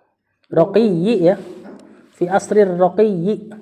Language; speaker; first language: Arabic; non-native, fluent; Indonesian